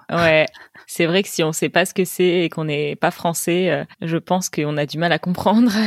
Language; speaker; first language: French; native; French